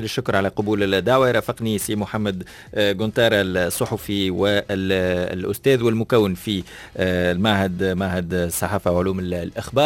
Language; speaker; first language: Arabic; native; Arabic